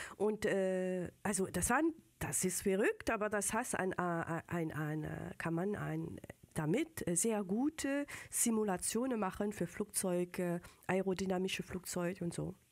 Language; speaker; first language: German; non-native, fluent; French